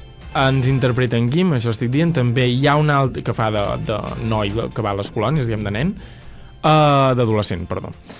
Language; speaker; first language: Catalan; native; Catalan